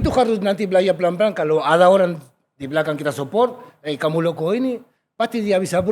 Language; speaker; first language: Indonesian; non-native, fluent; Spanish